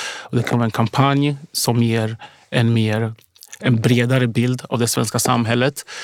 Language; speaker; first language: Swedish; early bilingual, other home language; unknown